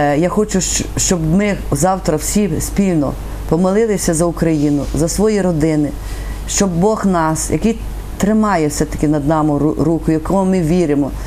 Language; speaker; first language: Ukrainian; native; Ukrainian